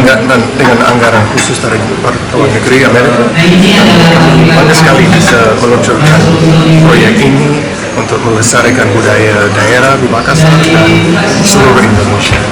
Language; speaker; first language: Indonesian; non-native, fluent; English